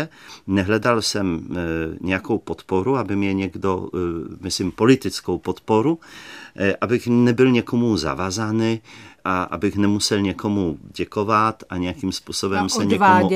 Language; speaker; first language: Czech; native; Czech